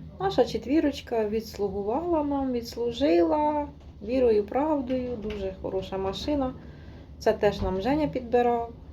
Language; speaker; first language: Ukrainian; native; Ukrainian